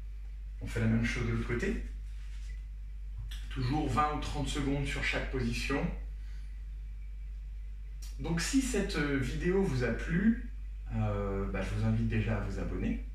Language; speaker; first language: French; native; French